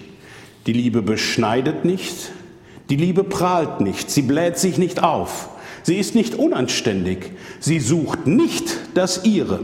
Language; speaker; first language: German; native; German